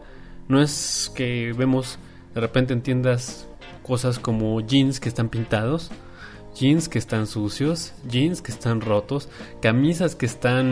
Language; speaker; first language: Spanish; native; Spanish